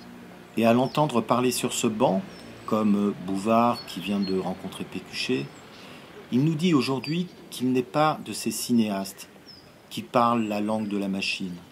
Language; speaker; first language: French; native; French